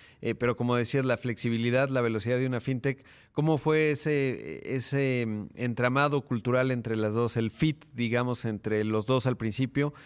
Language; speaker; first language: Spanish; native; Spanish